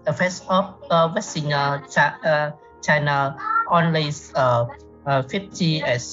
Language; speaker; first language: English; non-native, learner; Vietnamese